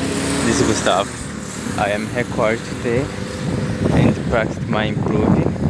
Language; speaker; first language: English; non-native, learner; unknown